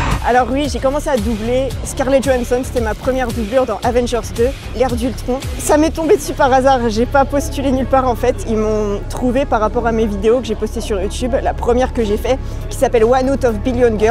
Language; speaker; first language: French; native; French